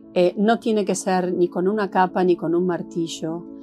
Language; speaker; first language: Spanish; native; Spanish